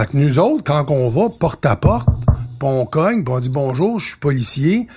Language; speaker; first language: French; native; French